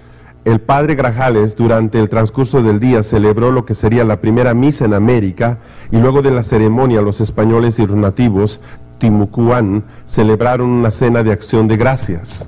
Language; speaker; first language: Spanish; native; Spanish